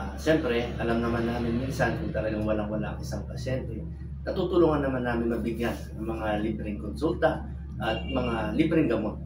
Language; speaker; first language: Filipino; non-native, local second language; Iloko